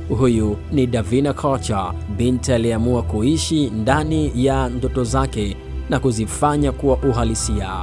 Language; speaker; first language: Swahili; native; Swahili